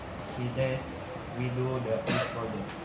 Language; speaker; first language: English; non-native, learner; Indonesian